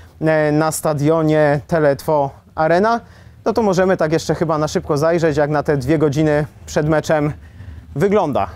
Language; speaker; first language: Polish; native; Polish